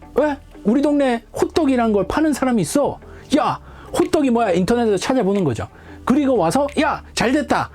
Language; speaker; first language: Korean; native; Korean